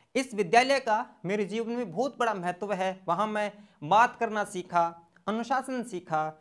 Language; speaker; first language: Hindi; native; Hindi